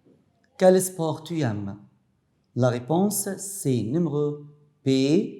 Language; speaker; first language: French; non-native, fluent; Arabic